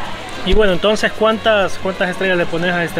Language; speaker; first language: Spanish; native; Spanish